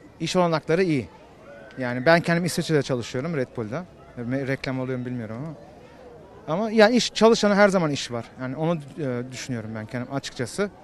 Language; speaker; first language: Turkish; early bilingual, heritage; Turkish